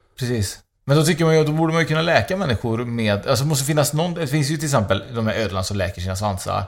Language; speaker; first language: Swedish; early bilingual, other home language; Spanish